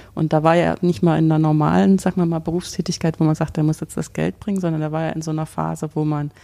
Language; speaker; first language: German; native; German